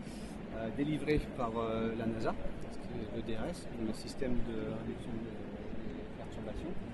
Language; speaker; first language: French; native; French